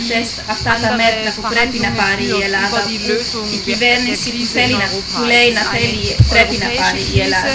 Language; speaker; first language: Greek; early bilingual, heritage; Greek